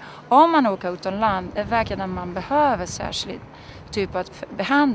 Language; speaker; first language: Swedish; non-native, fluent; Italian